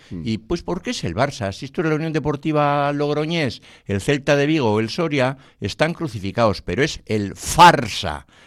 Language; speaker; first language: Spanish; native; Spanish